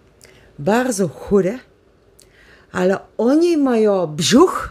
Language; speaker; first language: Polish; non-native, learner; Dutch